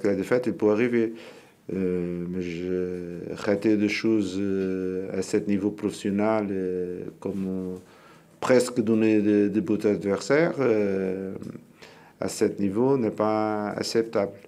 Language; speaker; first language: French; non-native, learner; Portuguese